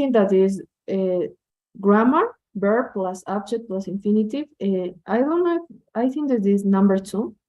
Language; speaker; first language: English; non-native, learner; Spanish